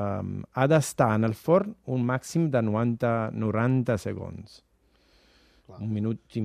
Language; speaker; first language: Catalan; non-native, fluent; Italian